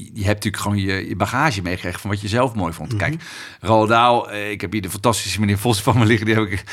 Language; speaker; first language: Dutch; native; Dutch